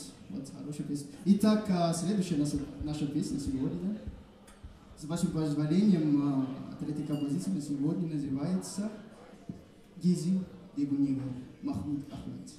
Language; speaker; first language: Russian; non-native, fluent; Malagasy